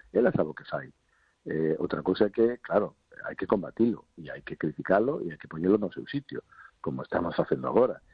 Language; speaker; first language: Galician; non-native, local second language; Spanish